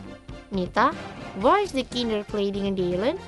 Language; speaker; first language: Dutch; non-native, fluent; Indonesian